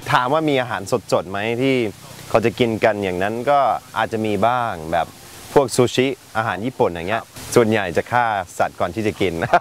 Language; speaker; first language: Thai; non-native, fluent; English